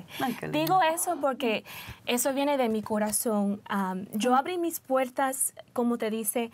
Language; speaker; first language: Spanish; early bilingual, heritage; Spanish